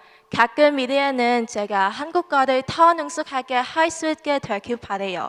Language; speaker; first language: Korean; non-native, learner; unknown